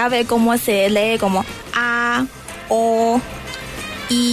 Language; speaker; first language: Spanish; non-native, learner; Chinese